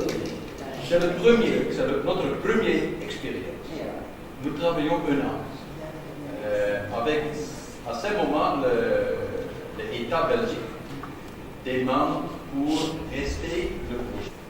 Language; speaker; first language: French; non-native, learner; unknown